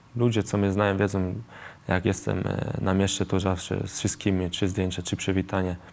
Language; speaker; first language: Polish; early bilingual, heritage; Polish